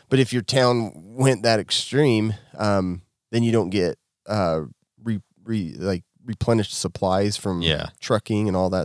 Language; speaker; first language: English; native; English